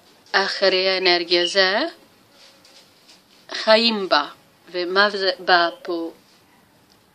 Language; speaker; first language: Hebrew; non-native, learner; Italian